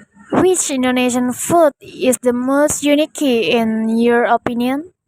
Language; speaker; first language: English; non-native, learner; Indonesian